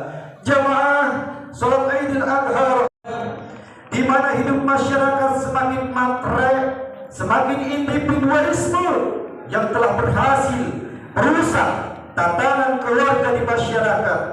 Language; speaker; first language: Indonesian; native; Indonesian